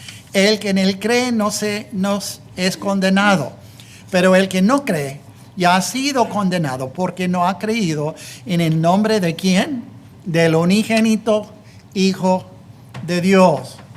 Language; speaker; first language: Spanish; non-native, fluent; English